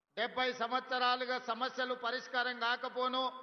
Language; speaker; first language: Telugu; native; Telugu